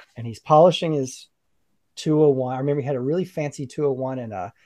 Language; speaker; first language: English; native; English